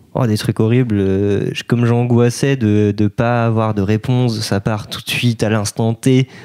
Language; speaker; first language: French; native; French